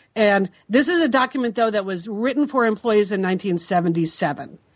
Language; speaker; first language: English; native; English